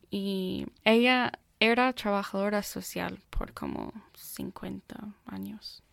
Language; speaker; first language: Spanish; non-native, fluent; English